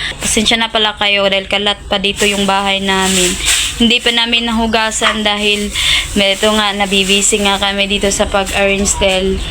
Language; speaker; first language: Filipino; non-native, local second language; Cebuano